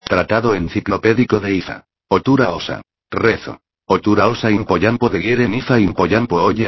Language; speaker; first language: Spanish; native; Spanish